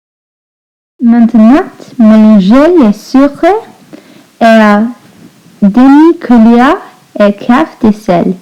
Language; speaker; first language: French; non-native, learner; English